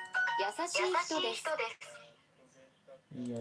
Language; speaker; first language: Japanese; non-native, learner; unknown